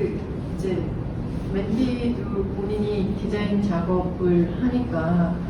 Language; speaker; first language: Korean; native; Korean